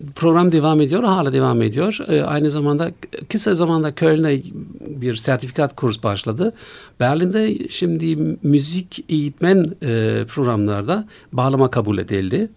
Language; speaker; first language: Turkish; non-native, fluent; German